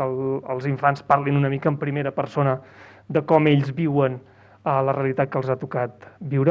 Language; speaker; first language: Catalan; native; Catalan